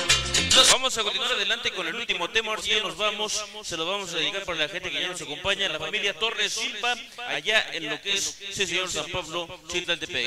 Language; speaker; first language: Spanish; native; Spanish